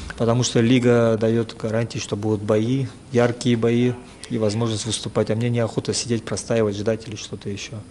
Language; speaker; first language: Russian; non-native, local second language; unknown